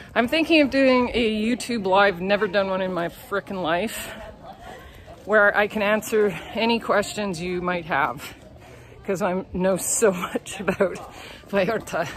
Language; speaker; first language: English; native; English